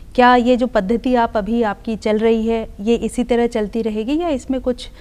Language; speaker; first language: Hindi; native; Hindi